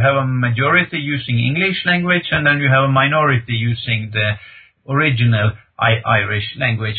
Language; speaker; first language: English; non-native, fluent; Norwegian